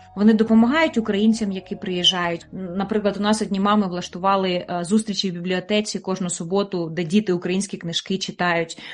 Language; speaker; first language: Ukrainian; native; Ukrainian